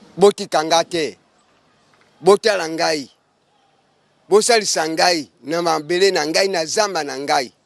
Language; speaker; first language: Lingala; non-native, local second language; Mongo